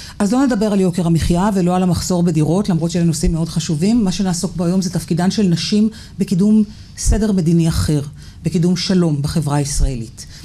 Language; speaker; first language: Hebrew; native; Hebrew